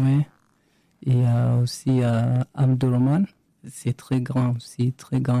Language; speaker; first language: French; non-native, learner; Arabic